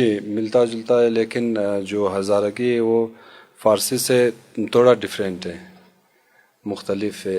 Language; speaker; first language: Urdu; non-native, local second language; Hazaragi